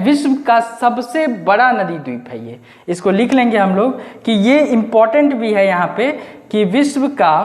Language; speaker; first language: Hindi; native; Hindi